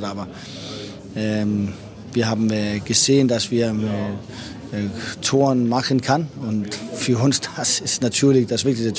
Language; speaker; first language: German; non-native, fluent; Danish